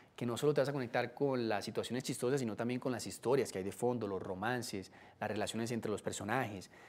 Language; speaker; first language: Spanish; native; Spanish